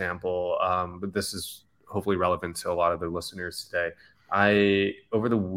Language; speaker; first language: English; native; English